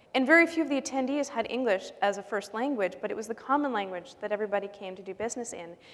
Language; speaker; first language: English; native; English